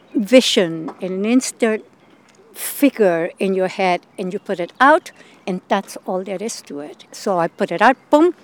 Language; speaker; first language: English; non-native, fluent; Spanish